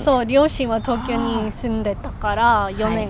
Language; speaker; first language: Japanese; non-native, fluent; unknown